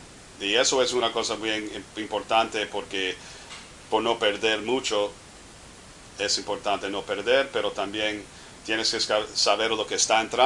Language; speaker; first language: Spanish; non-native, fluent; English